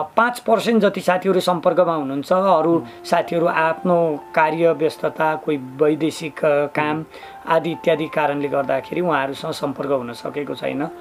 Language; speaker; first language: Nepali; native; Nepali